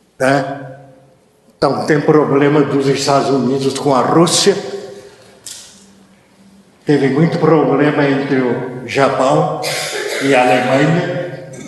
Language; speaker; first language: Portuguese; early bilingual, other home language; Japanese